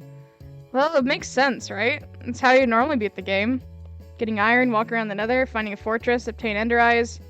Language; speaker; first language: English; native; English